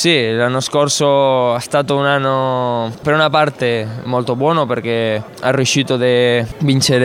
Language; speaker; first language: Italian; non-native, fluent; Spanish